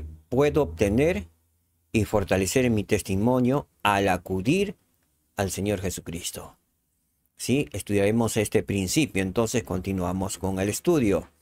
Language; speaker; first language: Spanish; native; Spanish